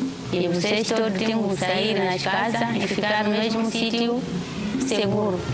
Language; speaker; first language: Portuguese; non-native, local second language; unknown